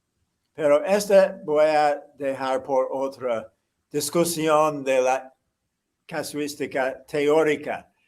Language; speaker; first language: Spanish; non-native, fluent; English